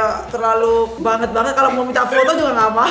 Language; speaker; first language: Indonesian; native; Indonesian